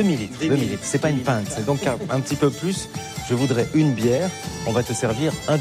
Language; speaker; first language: French; native; French